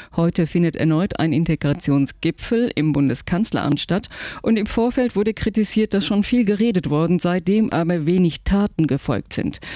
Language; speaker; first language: German; native; German